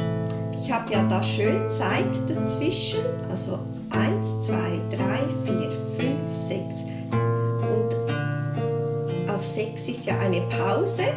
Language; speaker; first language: German; native; German